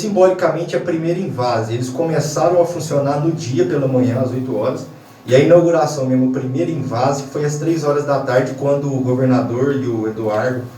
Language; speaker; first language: Portuguese; native; Portuguese